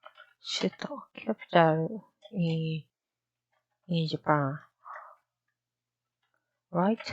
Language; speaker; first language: English; non-native, learner; Japanese